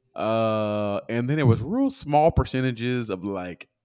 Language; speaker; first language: English; early bilingual, other home language; Yoruba